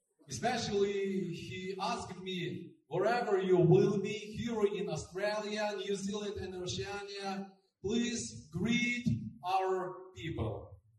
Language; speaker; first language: English; non-native, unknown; Ukrainian